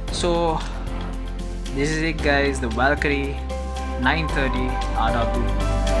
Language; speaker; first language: English; non-native, fluent; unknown